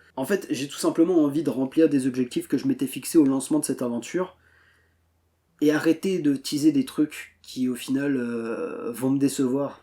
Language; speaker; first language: French; native; French